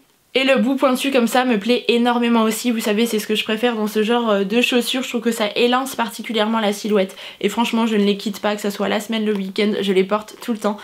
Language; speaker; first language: French; native; French